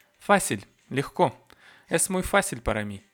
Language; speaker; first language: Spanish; non-native, learner; Russian